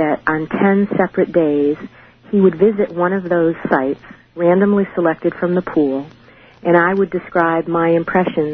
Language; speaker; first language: English; native; English